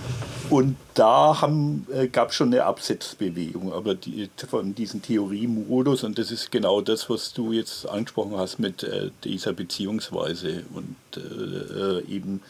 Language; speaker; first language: German; native; German